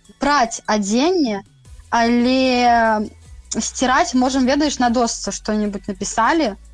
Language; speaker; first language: Belarusian; native; Belarusian